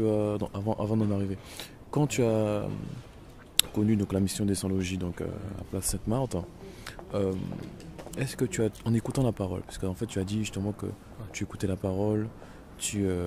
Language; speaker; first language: French; native; French